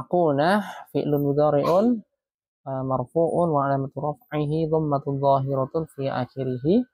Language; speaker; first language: Arabic; non-native, fluent; Indonesian